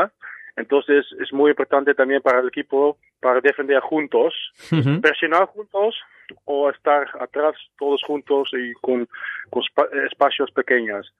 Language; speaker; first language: Spanish; non-native, fluent; Dutch